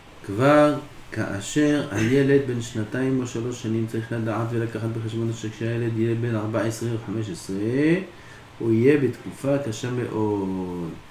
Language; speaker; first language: Hebrew; non-native, fluent; French